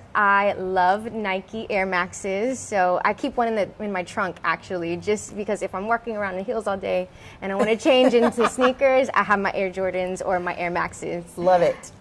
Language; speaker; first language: English; native; English